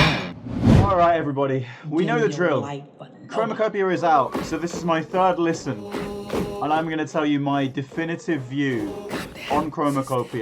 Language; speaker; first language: English; native; English